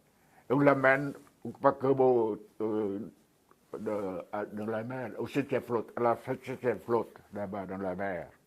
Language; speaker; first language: French; non-native, fluent; Vietnamese